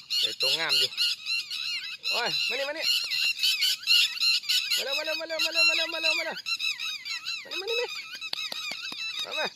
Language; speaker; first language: Thai; non-native, local second language; Northeastern Thai